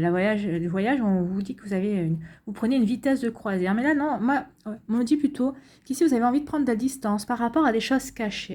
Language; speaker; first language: French; native; French